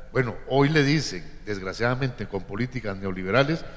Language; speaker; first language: Spanish; native; Spanish